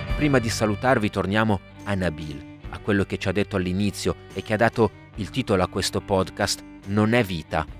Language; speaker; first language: Italian; native; Italian